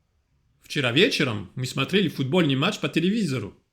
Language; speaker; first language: Russian; non-native, fluent; French